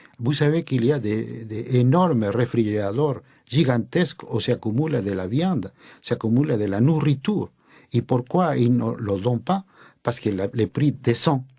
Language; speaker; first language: French; non-native, fluent; Spanish